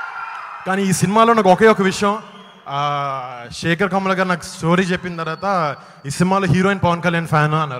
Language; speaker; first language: Telugu; native; Telugu